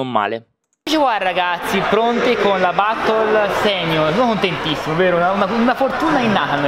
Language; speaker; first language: Italian; native; Italian